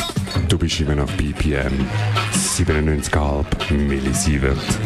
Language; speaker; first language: German; native; German